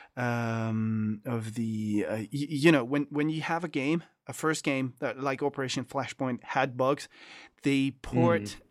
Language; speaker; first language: English; non-native, fluent; French